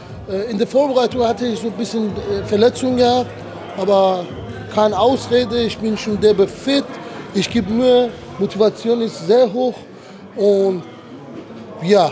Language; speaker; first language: German; non-native, fluent; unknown